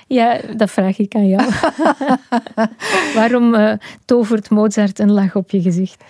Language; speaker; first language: Dutch; native; Dutch